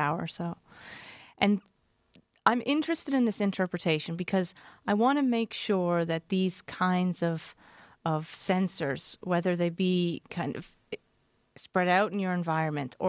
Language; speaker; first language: English; native; English